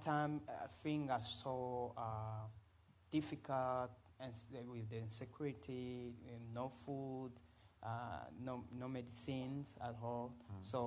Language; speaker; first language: English; non-native, fluent; Swahili